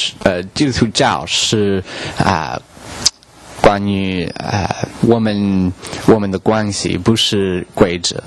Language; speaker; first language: Chinese; non-native, learner; English